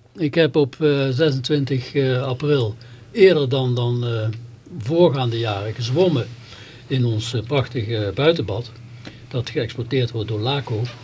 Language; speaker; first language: Dutch; native; Dutch